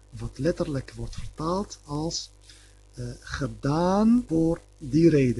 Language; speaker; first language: Dutch; non-native, fluent; Arabic